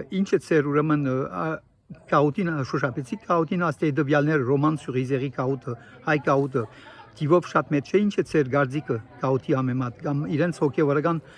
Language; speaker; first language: Armenian; early bilingual, heritage; Armenian